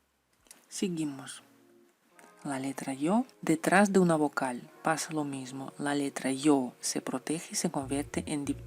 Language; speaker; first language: Spanish; non-native, fluent; Russian